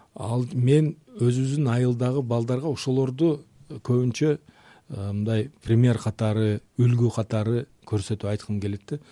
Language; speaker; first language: Kyrgyz; non-native, local second language; Uzbek